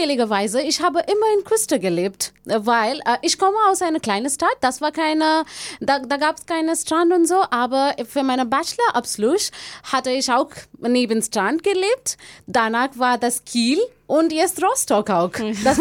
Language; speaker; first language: German; non-native, fluent; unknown